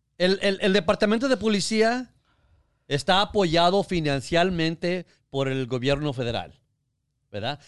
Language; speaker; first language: Spanish; early bilingual, heritage; Spanish